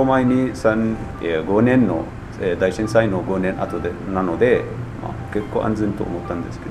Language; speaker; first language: Japanese; non-native, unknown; Arabic